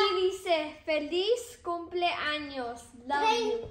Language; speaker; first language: Spanish; early bilingual, other home language; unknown